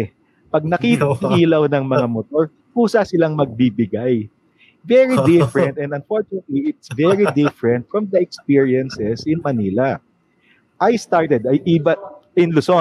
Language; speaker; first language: English; non-native, local second language; Filipino